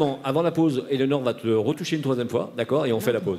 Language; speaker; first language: French; native; French